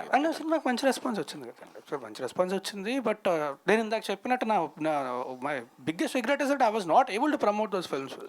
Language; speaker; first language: Telugu; native; Telugu